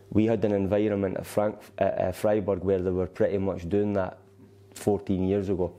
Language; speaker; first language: English; native; English